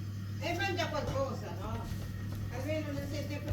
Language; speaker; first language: Italian; non-native, learner; Filipino